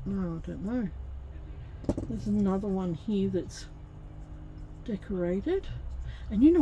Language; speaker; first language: English; native; English